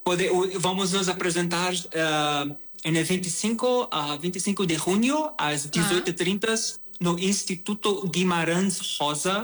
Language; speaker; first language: Portuguese; non-native, learner; Spanish